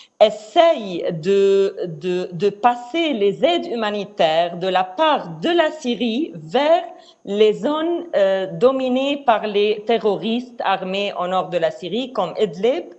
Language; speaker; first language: French; non-native, fluent; Arabic